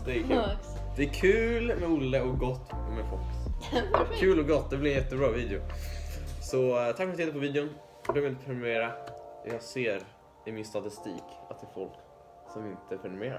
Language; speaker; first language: Swedish; native; Swedish